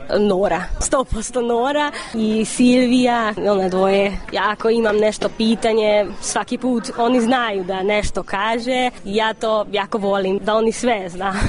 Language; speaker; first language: Serbian; non-native, local second language; Hungarian